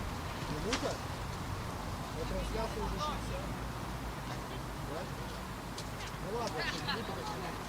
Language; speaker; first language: Russian; native; Russian